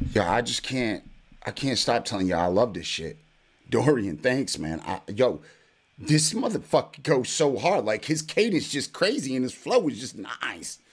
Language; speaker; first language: English; native; English